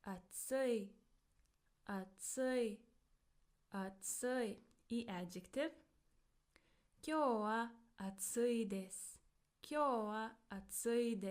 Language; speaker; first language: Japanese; non-native, fluent; English